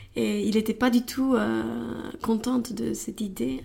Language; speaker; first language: French; non-native, learner; Romanian